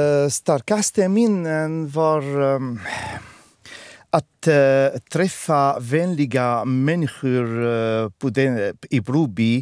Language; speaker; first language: Swedish; non-native, fluent; Arabic